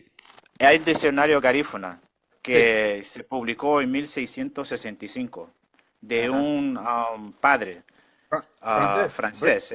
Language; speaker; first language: Spanish; non-native, local second language; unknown